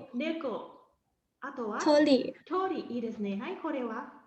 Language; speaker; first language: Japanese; non-native, fluent; Thai